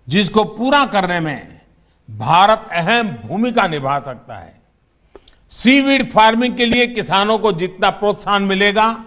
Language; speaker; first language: Hindi; non-native, local second language; Gujarati